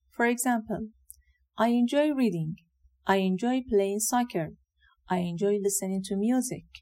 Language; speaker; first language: English; non-native, fluent; Persian